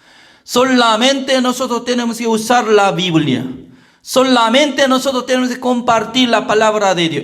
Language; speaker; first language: Spanish; non-native, learner; Korean